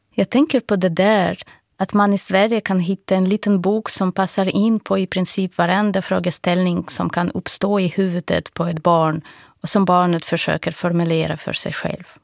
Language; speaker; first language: Swedish; non-native, fluent; Russian